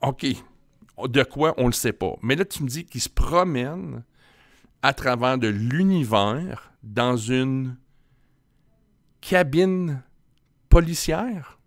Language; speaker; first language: French; native; French